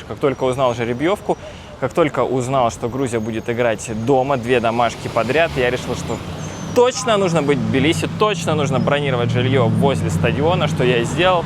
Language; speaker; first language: Russian; native; Russian